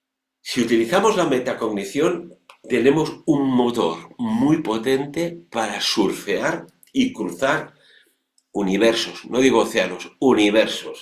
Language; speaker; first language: Spanish; non-native, local second language; Catalan